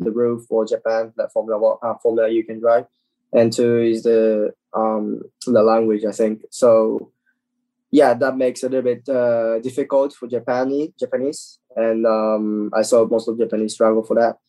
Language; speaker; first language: English; non-native, learner; Japanese